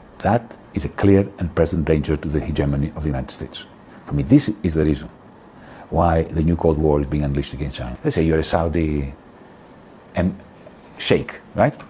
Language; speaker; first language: English; non-native, fluent; Greek